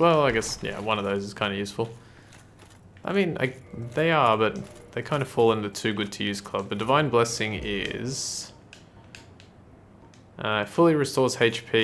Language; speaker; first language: English; native; English